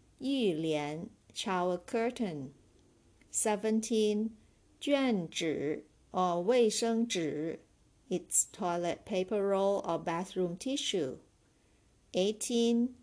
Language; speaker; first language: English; non-native, fluent; Chinese